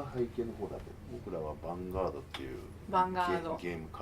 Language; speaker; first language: Japanese; native; Japanese